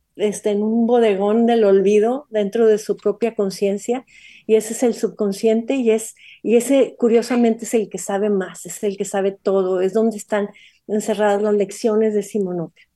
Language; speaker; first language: Spanish; native; Spanish